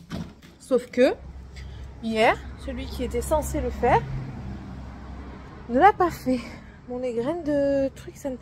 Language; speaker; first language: French; native; French